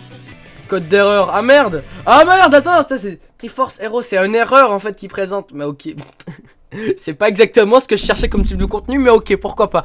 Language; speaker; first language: French; native; French